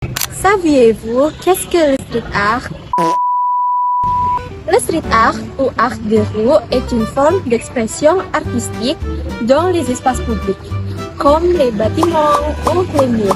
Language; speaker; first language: French; non-native, learner; Indonesian